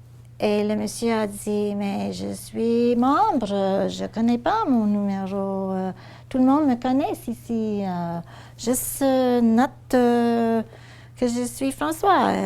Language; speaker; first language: French; non-native, fluent; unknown